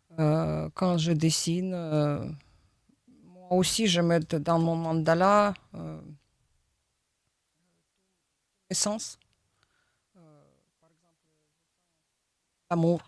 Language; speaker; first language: French; non-native, learner; Russian